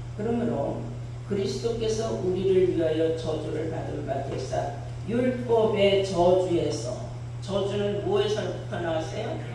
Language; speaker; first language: Korean; native; Korean